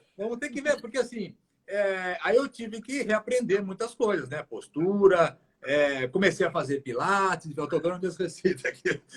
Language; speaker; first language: Portuguese; native; Portuguese